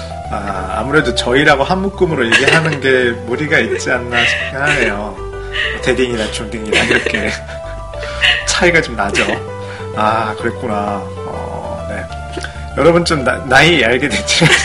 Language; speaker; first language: Korean; non-native, fluent; Japanese